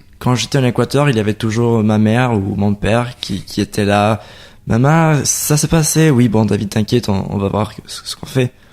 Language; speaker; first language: French; non-native, fluent; Spanish